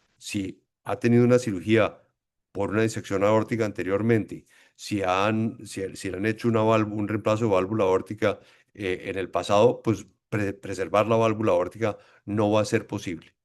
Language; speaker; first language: Spanish; native; Spanish